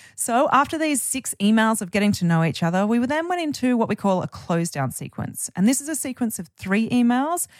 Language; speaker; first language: English; native; English